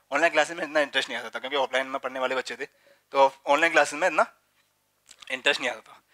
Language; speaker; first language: Hindi; native; Hindi